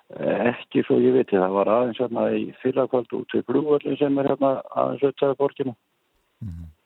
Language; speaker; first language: Icelandic; native; Icelandic